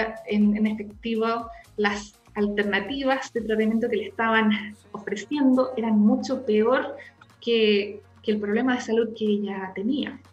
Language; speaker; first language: Spanish; native; Spanish